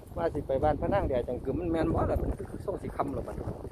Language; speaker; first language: Thai; native; Thai